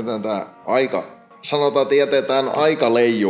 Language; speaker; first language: Finnish; native; Finnish